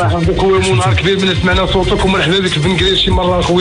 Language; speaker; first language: Arabic; native; Arabic